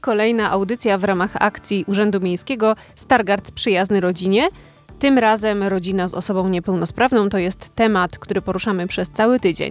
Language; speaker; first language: Polish; native; Polish